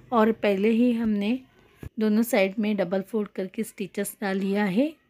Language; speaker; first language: Hindi; non-native, local second language; Kannada